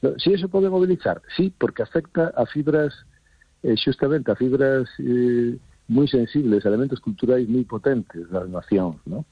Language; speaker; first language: Galician; non-native, local second language; Spanish